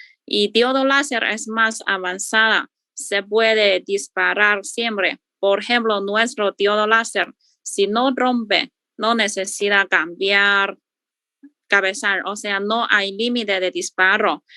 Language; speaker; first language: Spanish; non-native, learner; Chinese